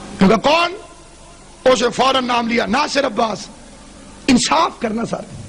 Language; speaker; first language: Urdu; non-native, local second language; Punjabi